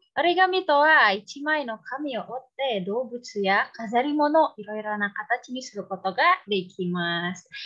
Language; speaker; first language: Japanese; non-native, learner; Indonesian